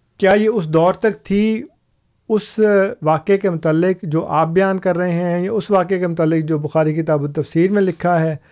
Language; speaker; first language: Urdu; non-native, local second language; Punjabi